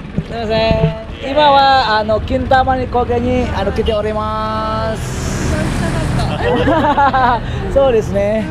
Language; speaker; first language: Japanese; non-native, fluent; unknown